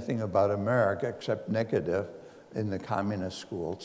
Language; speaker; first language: English; non-native, fluent; German